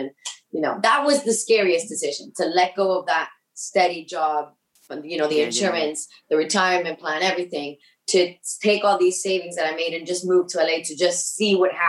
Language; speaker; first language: English; early bilingual, other home language; Spanish